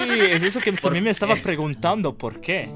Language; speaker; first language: Spanish; non-native, fluent; Portuguese